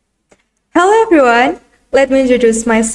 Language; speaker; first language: English; non-native, learner; Indonesian